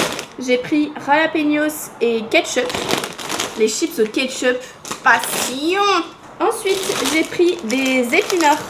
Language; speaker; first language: French; native; French